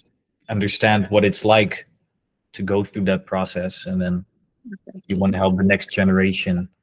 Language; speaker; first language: English; non-native, fluent; Dutch